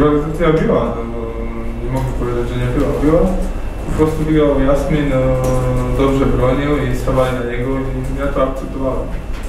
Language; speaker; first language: Polish; non-native, fluent; Slovak